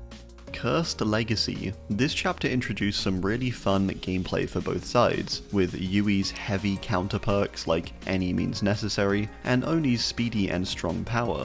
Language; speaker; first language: English; native; English